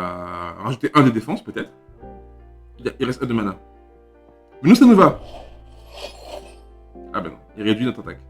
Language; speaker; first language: French; native; French